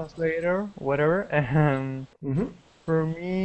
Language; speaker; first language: English; non-native, learner; Spanish